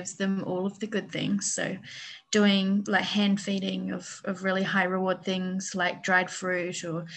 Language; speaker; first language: English; native; English